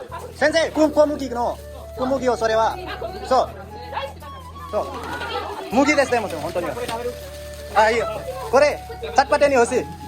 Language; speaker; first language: Japanese; non-native, learner; Nepali